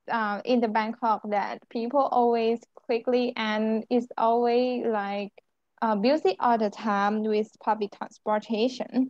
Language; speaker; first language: English; non-native, learner; Thai